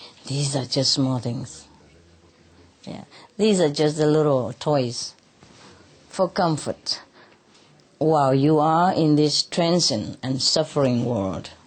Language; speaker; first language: English; non-native, fluent; Vietnamese